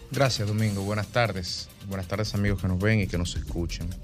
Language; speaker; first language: Spanish; native; Spanish